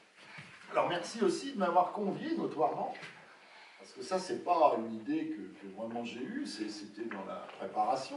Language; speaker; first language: French; native; French